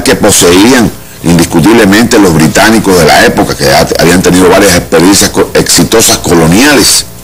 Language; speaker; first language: Spanish; native; Spanish